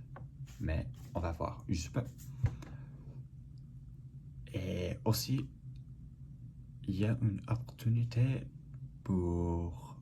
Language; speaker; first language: French; non-native, learner; English